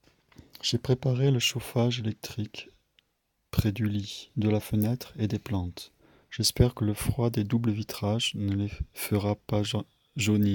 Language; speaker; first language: French; native; French